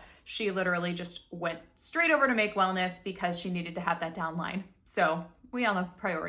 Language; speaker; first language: English; native; English